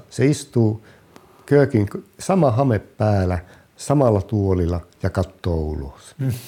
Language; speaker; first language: Finnish; native; Finnish